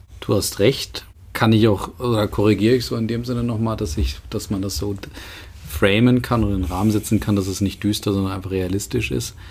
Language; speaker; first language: German; native; German